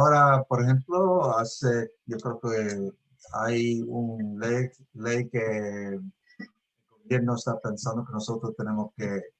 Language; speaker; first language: Spanish; early bilingual, heritage; Spanish